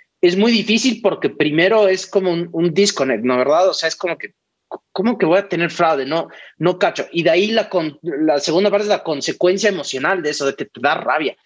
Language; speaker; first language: Spanish; native; Spanish